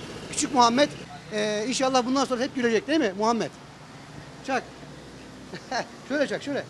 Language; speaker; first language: Turkish; native; Turkish